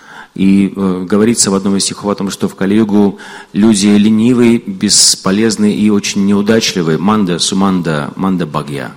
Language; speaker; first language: Russian; native; Russian